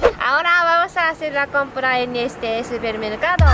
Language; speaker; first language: Spanish; non-native, learner; Japanese